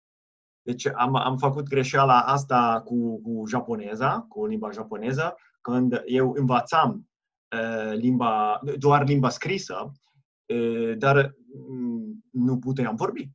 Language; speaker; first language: Romanian; non-native, fluent; Italian